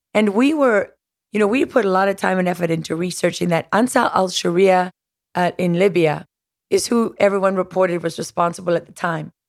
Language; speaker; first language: English; native; English